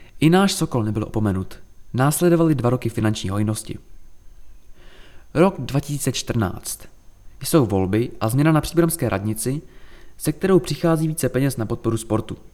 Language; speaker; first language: Czech; native; Czech